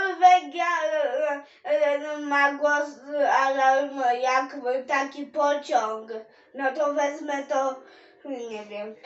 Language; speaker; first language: Polish; non-native, learner; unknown